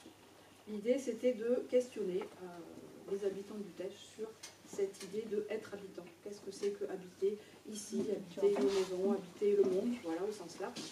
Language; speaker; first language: French; native; French